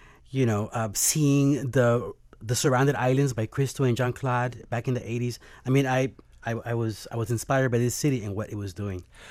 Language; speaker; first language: English; early bilingual, other home language; Spanish